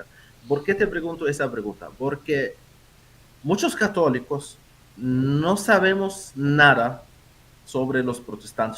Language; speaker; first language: Spanish; non-native, fluent; Arabic